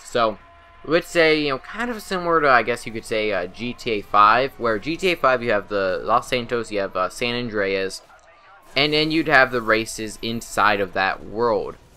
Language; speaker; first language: English; native; English